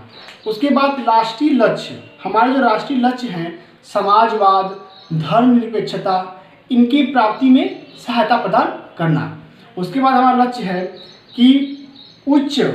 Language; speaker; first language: Hindi; native; Hindi